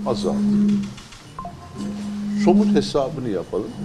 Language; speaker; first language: Turkish; native; Turkish